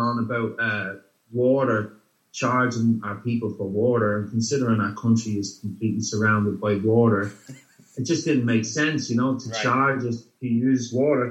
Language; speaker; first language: English; native; English